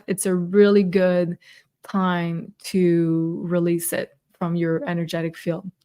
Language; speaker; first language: English; non-native, fluent; French